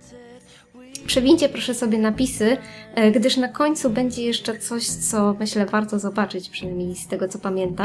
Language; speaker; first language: Polish; native; Polish